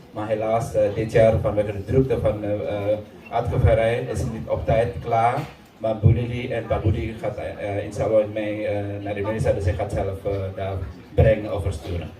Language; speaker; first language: Dutch; non-native, fluent; Indonesian